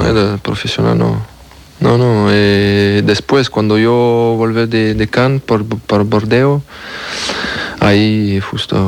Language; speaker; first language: Spanish; non-native, learner; French